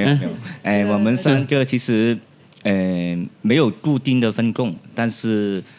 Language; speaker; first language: Chinese; non-native, local second language; Cantonese